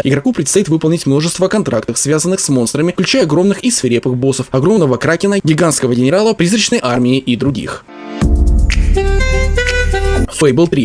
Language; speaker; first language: Russian; native; Russian